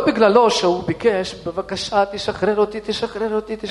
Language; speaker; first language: Hebrew; non-native, fluent; Russian